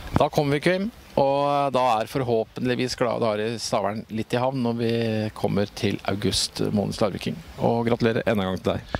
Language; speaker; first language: Norwegian; native; Norwegian